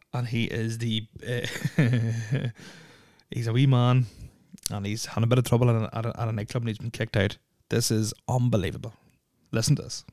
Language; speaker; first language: English; native; English